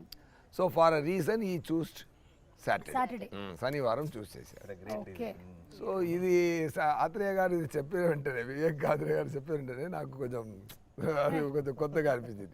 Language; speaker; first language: Telugu; non-native, fluent; Tamil